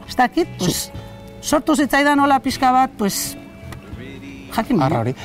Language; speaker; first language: Basque; non-native, local second language; Spanish